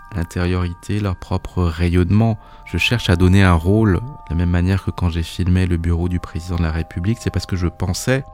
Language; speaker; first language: French; native; French